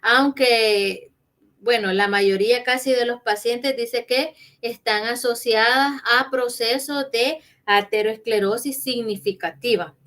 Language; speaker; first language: Spanish; native; Spanish